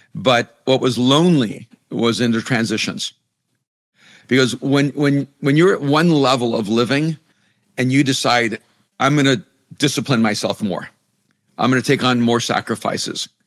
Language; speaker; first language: English; non-native, fluent; Spanish